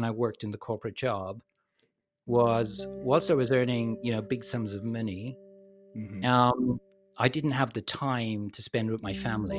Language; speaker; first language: English; native; English